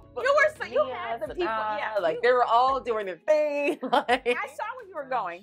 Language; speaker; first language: English; native; English